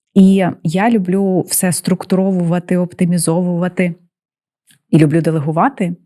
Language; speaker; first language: Ukrainian; non-native, local second language; Russian